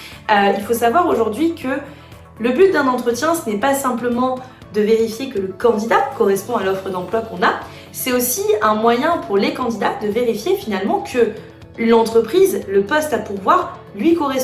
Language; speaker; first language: French; native; French